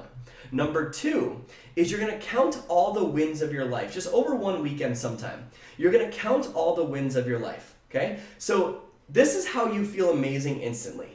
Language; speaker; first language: English; native; English